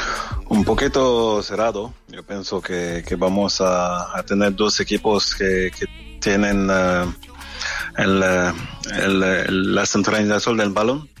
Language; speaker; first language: Spanish; non-native, fluent; French